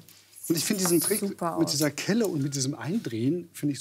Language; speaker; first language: German; native; German